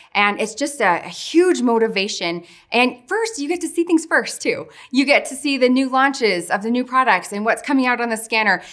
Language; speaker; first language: English; native; English